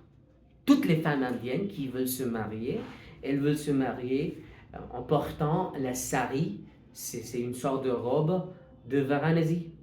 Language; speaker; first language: French; non-native, fluent; Hindi